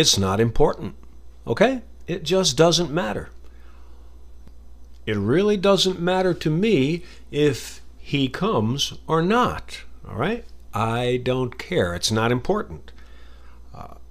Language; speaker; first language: English; native; English